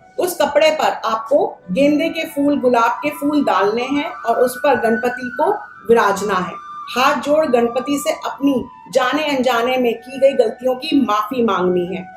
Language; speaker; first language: Hindi; native; Hindi